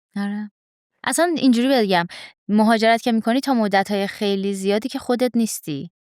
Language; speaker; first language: Persian; native; Persian